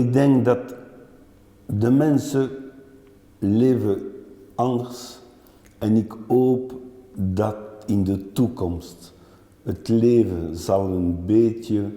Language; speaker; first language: Dutch; non-native, local second language; French